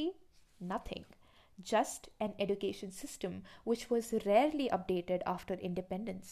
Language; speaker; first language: English; non-native, local second language; Hindi